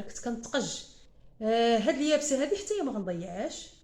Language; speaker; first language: Arabic; native; Arabic